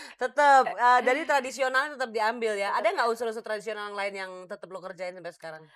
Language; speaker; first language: Indonesian; native; Indonesian